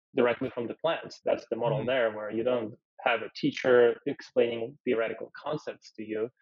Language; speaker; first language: English; early bilingual, other home language; Ukrainian